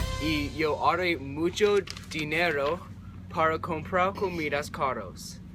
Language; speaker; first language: Spanish; non-native, learner; English